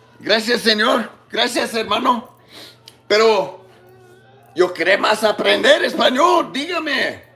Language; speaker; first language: Spanish; non-native, learner; English